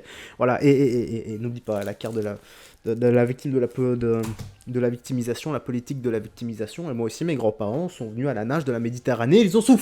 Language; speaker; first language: French; native; French